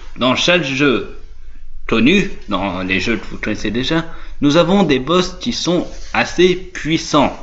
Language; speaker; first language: French; native; French